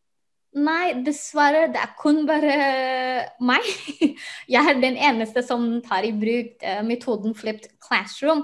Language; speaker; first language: Norwegian; non-native, fluent; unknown